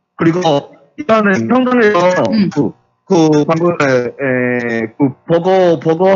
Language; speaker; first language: Korean; non-native, fluent; Chinese